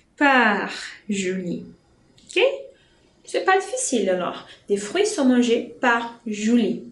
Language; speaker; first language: French; non-native, fluent; Portuguese